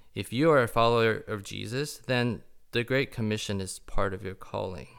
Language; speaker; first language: English; early bilingual, other home language; Chinese